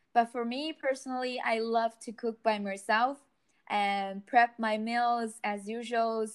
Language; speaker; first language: English; non-native, fluent; Chinese